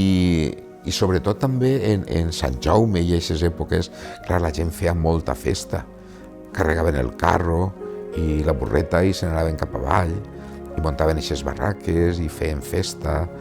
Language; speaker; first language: Catalan; native; Catalan